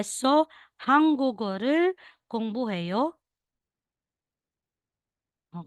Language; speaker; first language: Korean; non-native, learner; Filipino